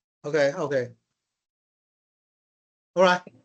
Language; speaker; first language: English; non-native, fluent; Chinese